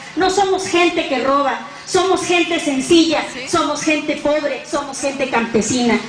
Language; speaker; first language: Spanish; native; Spanish